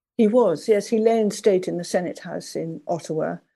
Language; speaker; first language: English; native; English